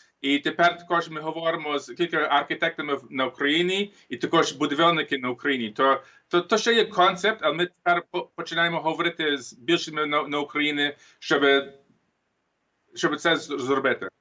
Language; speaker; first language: Ukrainian; early bilingual, heritage; Ukrainian